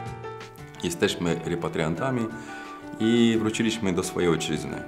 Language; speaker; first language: Polish; non-native, fluent; Russian